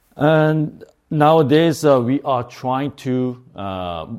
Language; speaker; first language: English; non-native, fluent; Korean